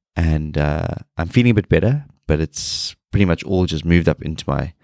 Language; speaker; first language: English; native; English